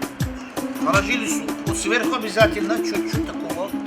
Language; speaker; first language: Russian; non-native, fluent; Tajik